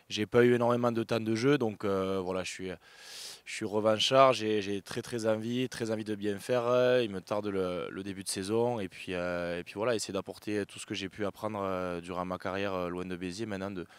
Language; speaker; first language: French; native; French